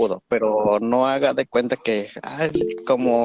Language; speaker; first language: Spanish; native; Spanish